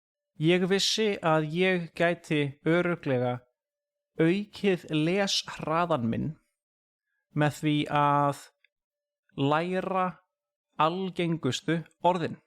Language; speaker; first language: Icelandic; non-native, fluent; English